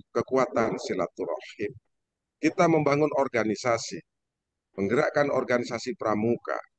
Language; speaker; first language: Indonesian; native; Indonesian